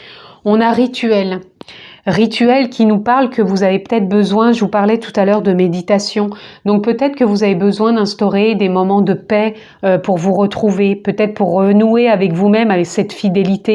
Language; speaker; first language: French; native; French